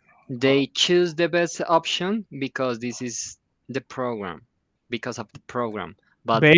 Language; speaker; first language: English; non-native, fluent; Spanish